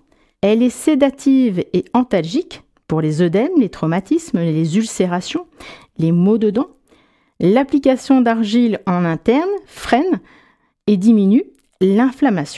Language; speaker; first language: French; native; French